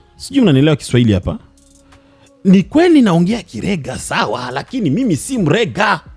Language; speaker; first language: Swahili; non-native, local second language; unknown